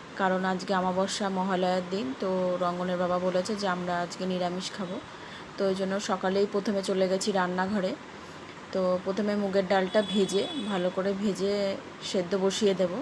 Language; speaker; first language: Bangla; native; Bangla